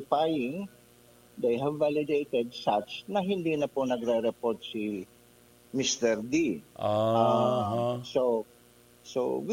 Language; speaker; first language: English; non-native, local second language; Bikol